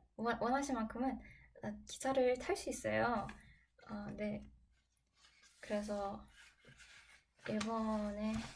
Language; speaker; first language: Korean; non-native, learner; English